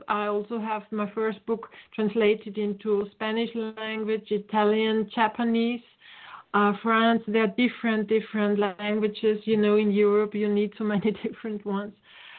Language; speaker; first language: English; non-native, fluent; German